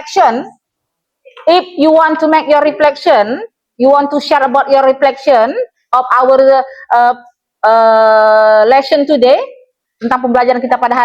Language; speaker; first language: English; non-native, learner; Indonesian